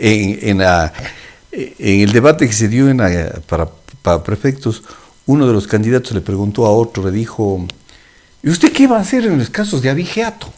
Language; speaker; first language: Spanish; native; Spanish